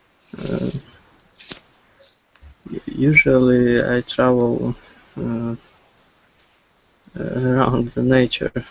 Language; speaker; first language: English; non-native, learner; Russian